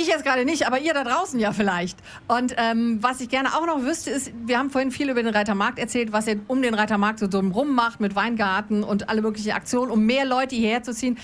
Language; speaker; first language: German; native; German